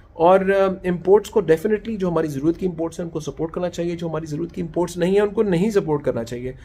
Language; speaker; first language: Urdu; native; Urdu